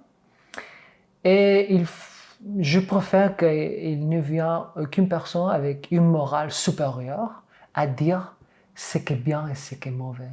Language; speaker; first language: French; non-native, fluent; Catalan